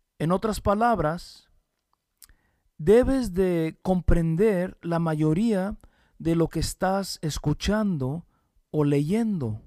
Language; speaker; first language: Spanish; early bilingual, heritage; Spanish